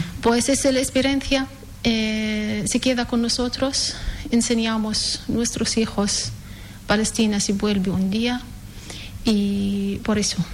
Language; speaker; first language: Spanish; non-native, learner; Arabic